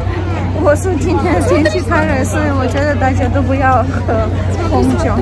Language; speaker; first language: Chinese; non-native, fluent; Russian